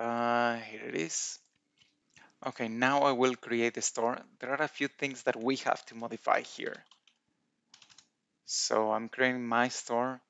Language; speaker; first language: English; non-native, fluent; Spanish